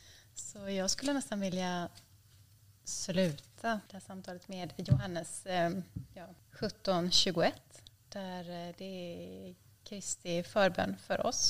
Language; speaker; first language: Swedish; native; Swedish